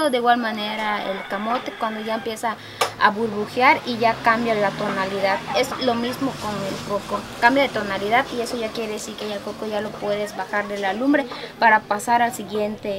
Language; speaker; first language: Spanish; native; Spanish